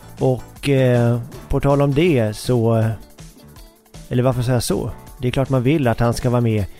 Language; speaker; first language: Swedish; native; Swedish